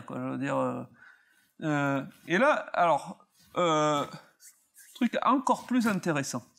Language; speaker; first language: French; native; French